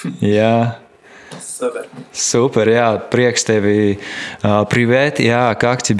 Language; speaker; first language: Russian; non-native, local second language; Latvian